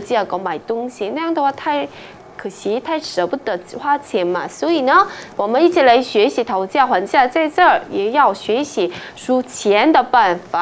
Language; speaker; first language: Chinese; non-native, fluent; Korean